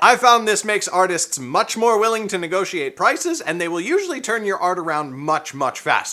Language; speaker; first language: English; native; English